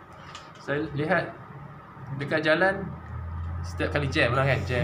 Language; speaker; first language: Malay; non-native, local second language; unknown